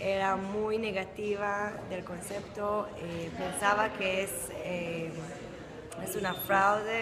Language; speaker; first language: Spanish; early bilingual, heritage; Spanish